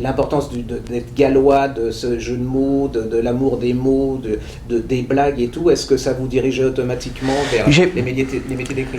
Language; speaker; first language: French; native; French